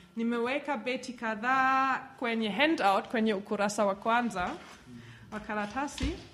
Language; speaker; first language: Swahili; non-native, fluent; German